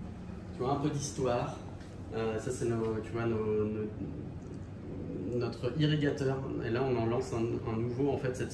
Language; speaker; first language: French; native; French